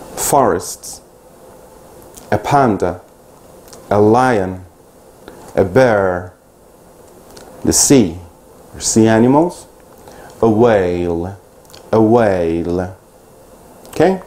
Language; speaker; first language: English; non-native, fluent; Persian